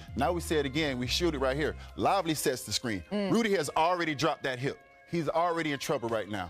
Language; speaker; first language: English; native; English